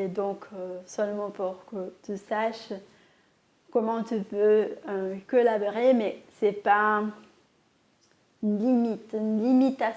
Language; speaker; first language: French; non-native, fluent; Portuguese